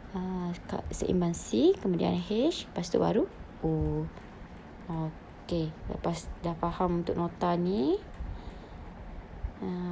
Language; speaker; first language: Malay; native; Malay